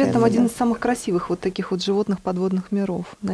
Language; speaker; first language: Russian; native; Russian